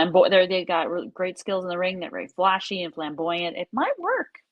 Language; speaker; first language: English; native; English